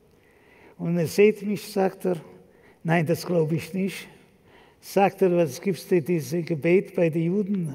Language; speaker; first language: German; non-native, fluent; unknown